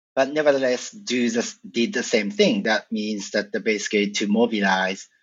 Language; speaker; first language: English; non-native, fluent; Japanese